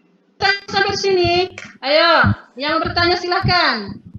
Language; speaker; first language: Indonesian; native; Indonesian